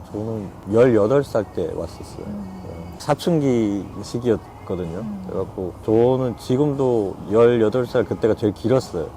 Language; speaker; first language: Korean; native; Korean